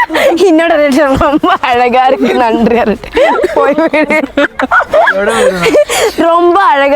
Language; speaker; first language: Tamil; non-native, learner; Malayalam